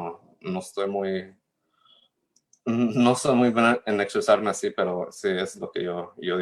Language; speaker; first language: Spanish; early bilingual, heritage; Spanish